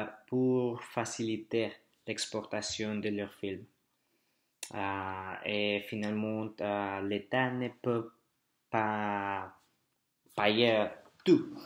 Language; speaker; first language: French; non-native, learner; Spanish